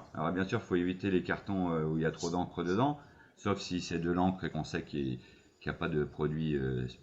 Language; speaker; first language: French; native; French